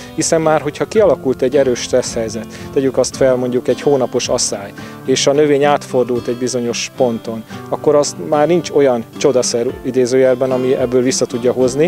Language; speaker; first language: Hungarian; native; Hungarian